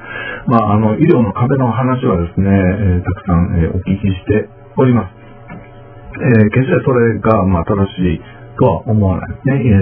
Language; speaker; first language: Japanese; native; Japanese